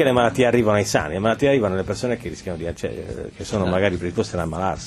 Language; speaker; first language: Italian; native; Italian